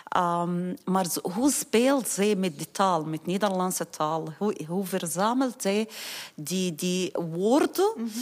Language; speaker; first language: Dutch; non-native, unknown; Arabic